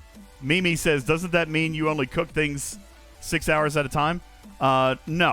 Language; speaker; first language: English; native; English